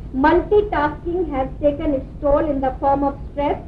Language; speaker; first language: English; non-native, local second language; Urdu